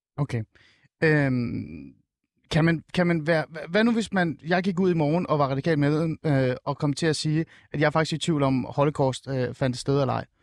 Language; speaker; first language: Danish; early bilingual, other home language; Persian